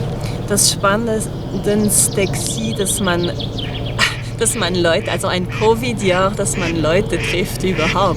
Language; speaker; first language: German; non-native, fluent; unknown